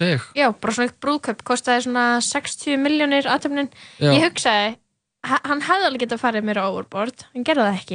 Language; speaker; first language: Icelandic; native; Icelandic